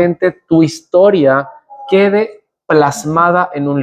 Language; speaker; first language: Spanish; native; Spanish